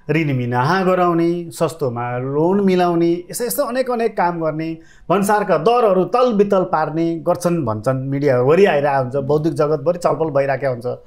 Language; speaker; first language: Nepali; native; Nepali